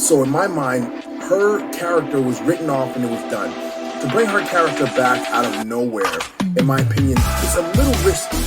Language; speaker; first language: English; native; English